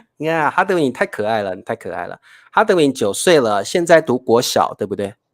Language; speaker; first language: Chinese; native; Chinese